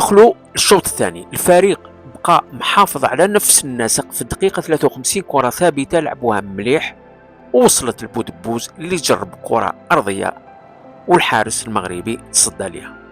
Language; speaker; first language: Arabic; non-native, local second language; Kabyle